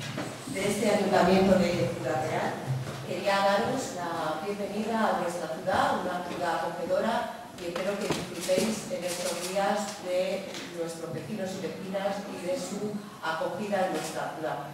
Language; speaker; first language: Spanish; native; Spanish